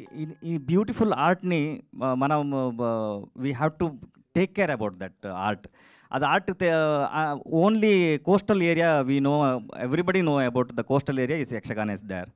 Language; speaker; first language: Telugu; non-native, learner; Kannada